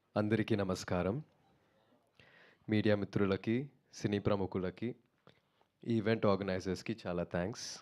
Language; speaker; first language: Telugu; non-native, learner; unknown